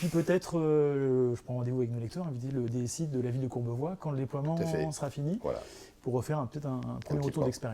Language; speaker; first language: French; native; French